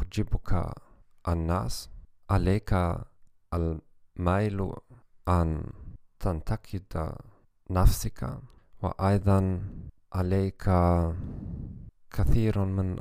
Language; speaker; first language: Arabic; non-native, learner; German